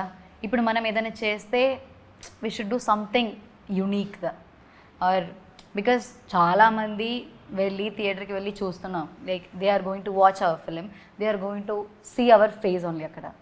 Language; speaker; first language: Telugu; non-native, learner; Malayalam